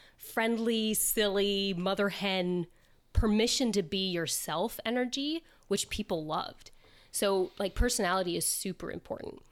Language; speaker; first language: English; native; English